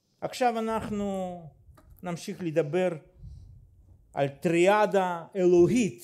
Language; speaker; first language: Hebrew; non-native, fluent; Russian